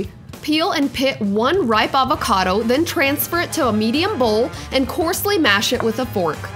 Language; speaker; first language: English; native; English